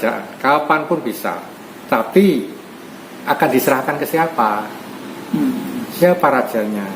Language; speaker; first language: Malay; non-native, local second language; Javanese